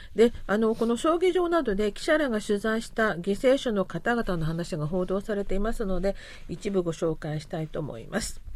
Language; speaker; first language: Japanese; non-native, fluent; Korean